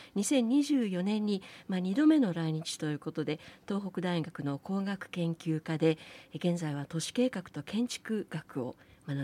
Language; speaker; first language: Japanese; native; Japanese